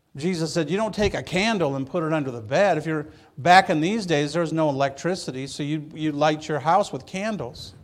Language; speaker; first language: English; native; English